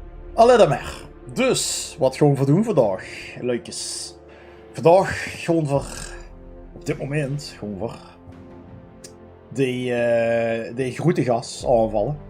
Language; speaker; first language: Dutch; native; Dutch